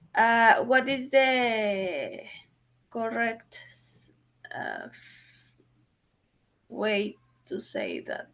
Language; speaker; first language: English; non-native, learner; Spanish